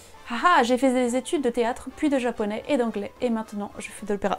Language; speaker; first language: French; native; French